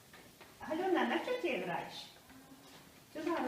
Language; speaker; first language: Russian; non-native, fluent; Mongolian